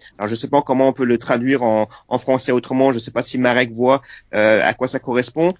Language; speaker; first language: French; native; French